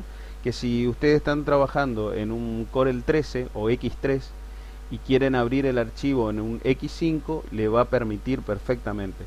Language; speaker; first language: Spanish; native; Spanish